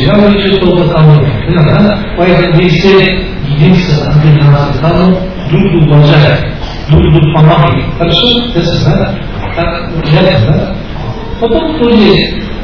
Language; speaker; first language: Russian; non-native, learner; Tibetan